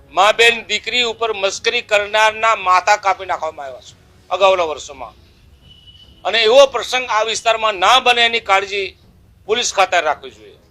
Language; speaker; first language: Gujarati; native; Gujarati